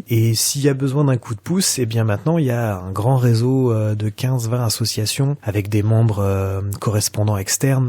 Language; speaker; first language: French; native; French